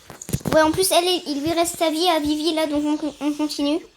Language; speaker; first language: French; native; French